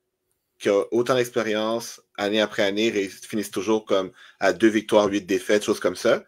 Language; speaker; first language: French; native; French